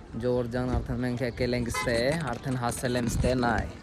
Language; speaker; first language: Armenian; non-native, learner; Hindi